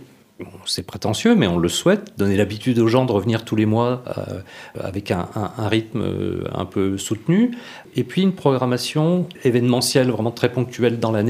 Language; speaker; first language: French; native; French